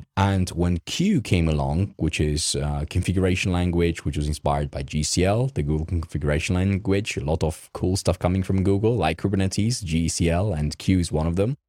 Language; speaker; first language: English; non-native, fluent; Romanian